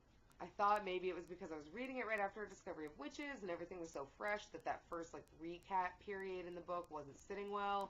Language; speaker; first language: English; native; English